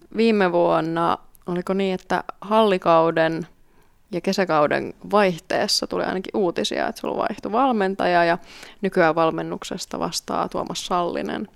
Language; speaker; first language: Finnish; native; Finnish